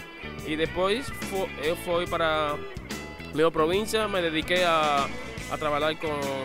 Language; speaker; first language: Portuguese; non-native, fluent; Spanish